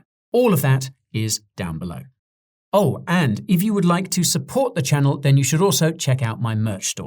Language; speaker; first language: English; native; English